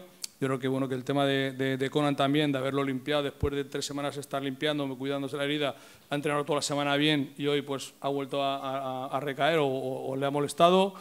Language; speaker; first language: Spanish; native; Spanish